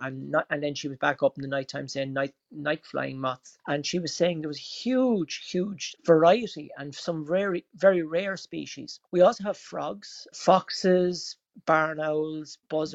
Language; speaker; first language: English; native; English